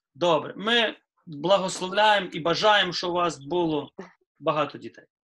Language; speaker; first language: Ukrainian; native; Ukrainian